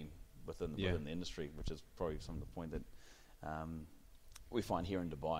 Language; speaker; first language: English; native; English